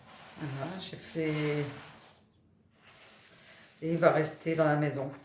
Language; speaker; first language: French; native; French